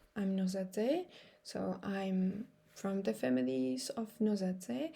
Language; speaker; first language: English; non-native, fluent; Georgian